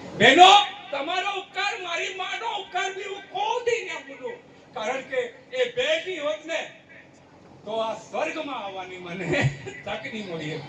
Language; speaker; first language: Gujarati; non-native, local second language; Vasavi